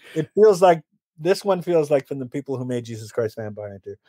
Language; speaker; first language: English; native; English